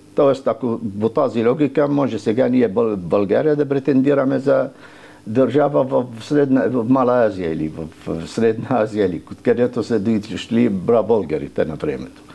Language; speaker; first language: Bulgarian; non-native, fluent; Arabic